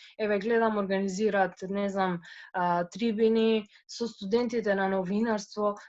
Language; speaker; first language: Macedonian; non-native, local second language; Albanian